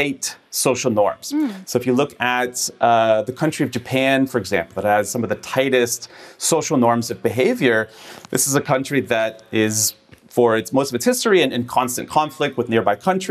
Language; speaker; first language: English; native; English